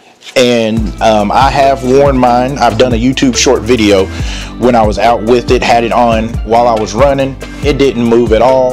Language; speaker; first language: English; native; English